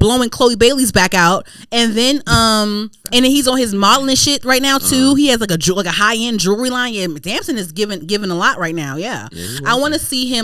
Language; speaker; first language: English; native; English